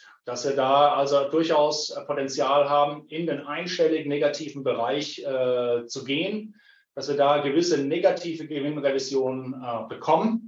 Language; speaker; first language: German; native; German